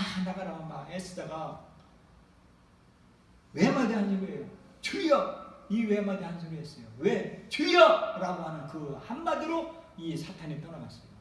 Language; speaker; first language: Korean; native; Korean